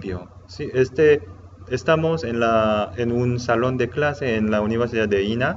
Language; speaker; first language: Spanish; non-native, learner; Korean